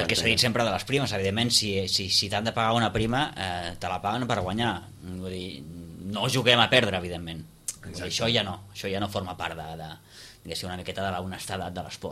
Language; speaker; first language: Catalan; native; Catalan